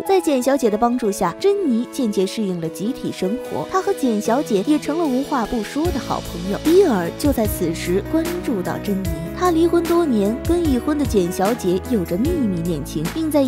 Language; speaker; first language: Chinese; native; Chinese